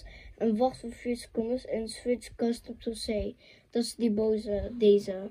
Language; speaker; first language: Dutch; early bilingual, heritage; Dutch